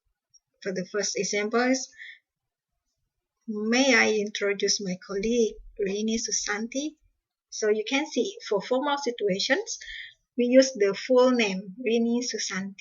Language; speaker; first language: English; non-native, fluent; Indonesian